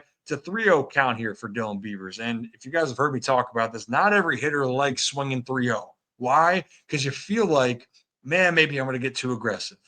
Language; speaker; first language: English; native; English